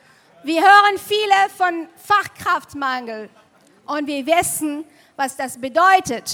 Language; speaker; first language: German; non-native, fluent; Arabic